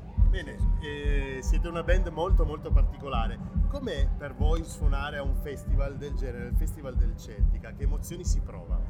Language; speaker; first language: Italian; native; Italian